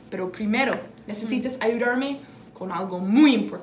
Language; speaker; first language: Spanish; non-native, learner; English